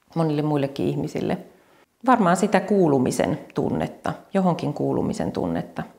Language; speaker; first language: Finnish; native; Finnish